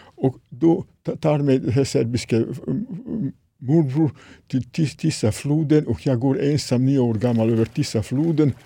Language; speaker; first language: Swedish; non-native, fluent; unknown